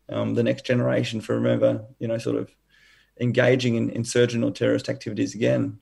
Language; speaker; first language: English; native; English